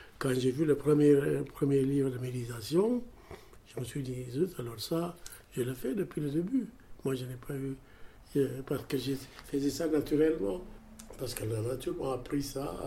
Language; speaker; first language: French; non-native, fluent; Amharic